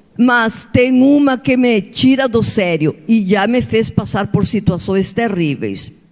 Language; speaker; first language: Portuguese; non-native, fluent; Spanish